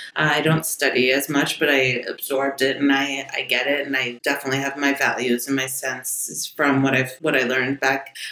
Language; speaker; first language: English; native; English